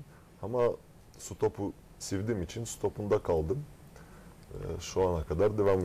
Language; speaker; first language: Turkish; non-native, fluent; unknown